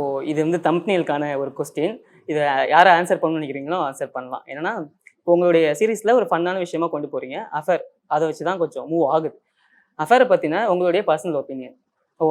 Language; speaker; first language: Tamil; native; Tamil